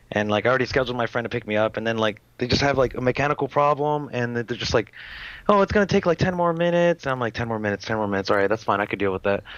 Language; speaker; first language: English; native; English